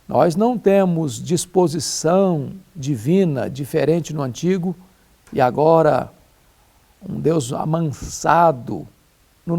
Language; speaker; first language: Portuguese; native; Portuguese